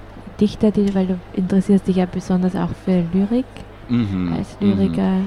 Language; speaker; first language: German; native; German